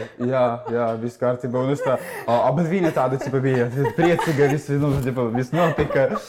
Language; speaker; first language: Latvian; non-native, local second language; Russian